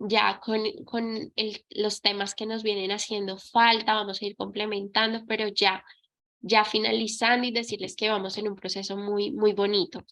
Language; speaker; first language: Spanish; native; Spanish